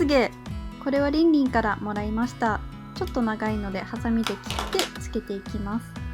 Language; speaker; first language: Japanese; native; Japanese